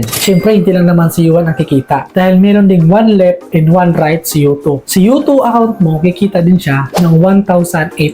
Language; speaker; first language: Filipino; non-native, local second language; Cebuano